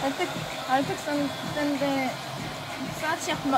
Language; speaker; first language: Turkish; non-native, learner; Korean